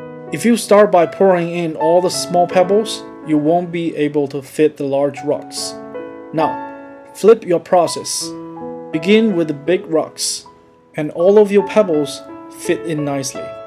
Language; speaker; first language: English; non-native, fluent; Chinese